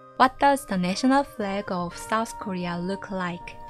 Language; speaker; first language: English; non-native, fluent; Korean